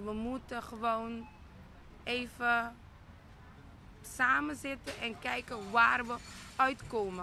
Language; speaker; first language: Dutch; non-native, local second language; Papiamento